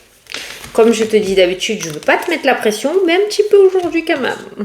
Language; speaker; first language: French; native; French